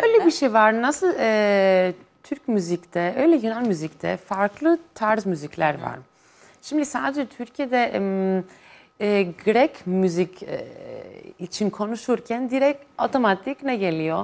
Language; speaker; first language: Turkish; non-native, fluent; Greek